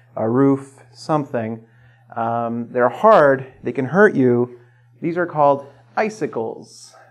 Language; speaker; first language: English; native; English